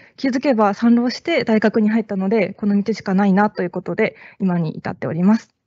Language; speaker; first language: Japanese; native; Japanese